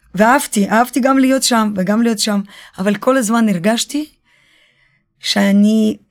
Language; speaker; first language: Hebrew; early bilingual, other home language; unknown